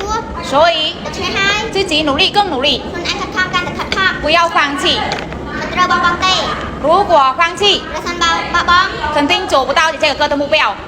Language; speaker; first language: Chinese; non-native, fluent; Khmer